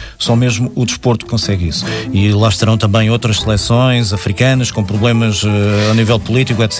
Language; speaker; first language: Portuguese; native; Portuguese